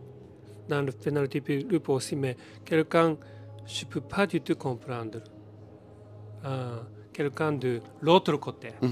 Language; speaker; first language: French; non-native, learner; Japanese